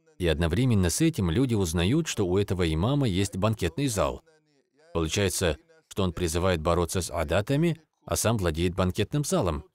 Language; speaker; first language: Russian; non-native, local second language; Avaric